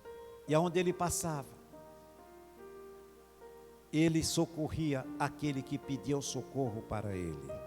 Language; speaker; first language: Portuguese; native; Portuguese